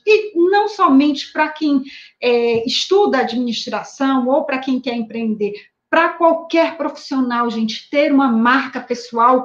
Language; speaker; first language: Portuguese; native; Portuguese